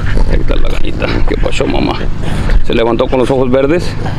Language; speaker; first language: Spanish; early bilingual, heritage; Spanish